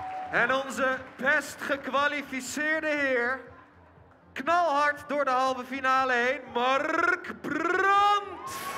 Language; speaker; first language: Dutch; native; Dutch